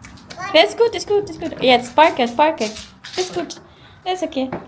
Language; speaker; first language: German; non-native, fluent; Filipino